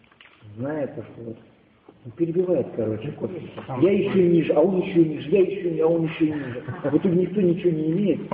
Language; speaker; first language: Russian; native; Russian